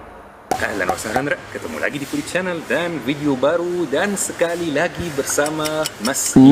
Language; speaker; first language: Indonesian; non-native, fluent; Arabic